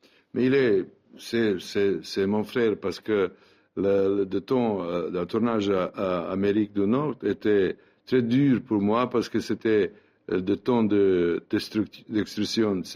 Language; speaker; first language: French; non-native, learner; Serbian